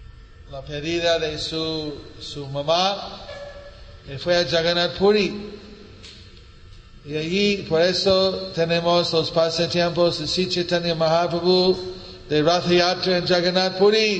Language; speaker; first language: Spanish; non-native, learner; English